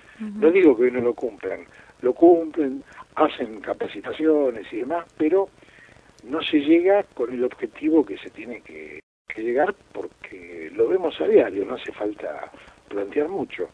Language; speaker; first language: Spanish; native; Spanish